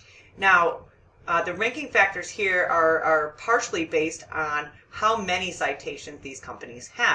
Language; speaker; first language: English; native; English